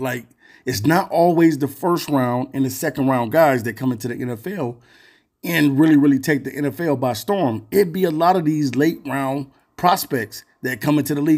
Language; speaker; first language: English; native; English